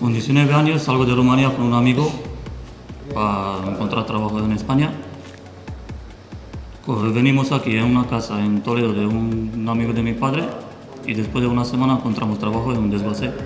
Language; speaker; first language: Spanish; non-native, fluent; Romanian